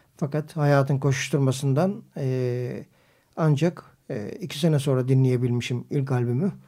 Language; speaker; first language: Turkish; native; Turkish